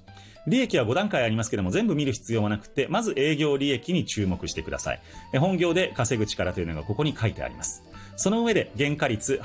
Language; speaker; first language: Japanese; native; Japanese